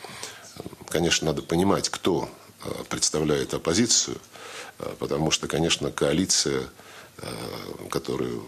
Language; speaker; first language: Russian; native; Russian